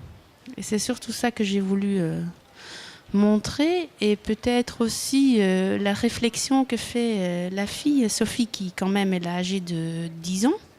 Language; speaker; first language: French; non-native, local second language; Dutch